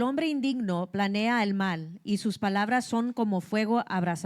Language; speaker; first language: Spanish; early bilingual, heritage; English